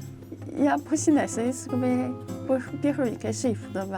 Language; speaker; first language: Norwegian; non-native, learner; Chinese